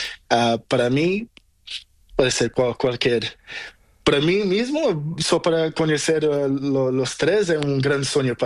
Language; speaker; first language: Spanish; non-native, learner; Portuguese